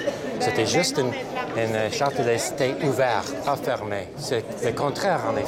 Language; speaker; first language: French; non-native, local second language; English